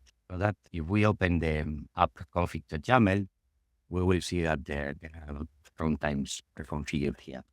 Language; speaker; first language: English; non-native, fluent; Spanish